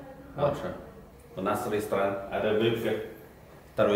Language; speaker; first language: Russian; non-native, learner; Chinese